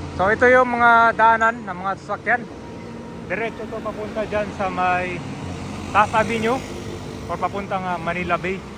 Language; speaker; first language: Filipino; native; Filipino